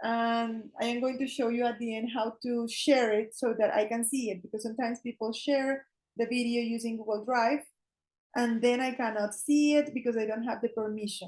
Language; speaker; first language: English; non-native, fluent; Spanish